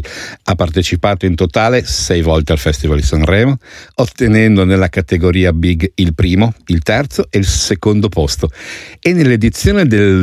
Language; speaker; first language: Italian; native; Italian